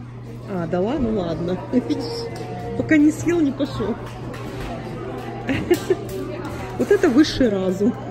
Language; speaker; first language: Russian; native; Russian